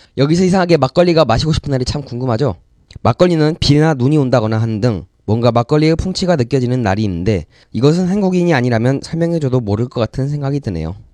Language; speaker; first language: Korean; native; Korean